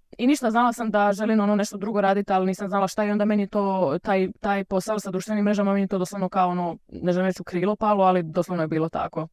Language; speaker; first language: Bosnian; early bilingual, heritage; Croatian